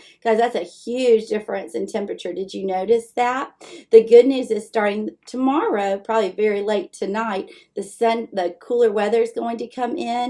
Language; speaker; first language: English; native; English